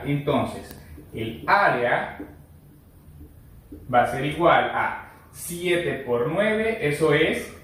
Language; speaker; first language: Spanish; native; Spanish